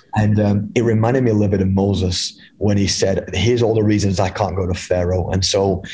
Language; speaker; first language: English; native; English